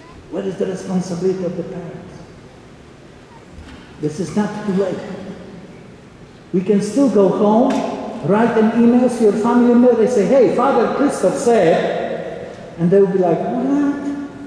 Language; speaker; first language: English; non-native, fluent; Polish